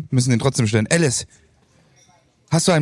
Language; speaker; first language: German; native; German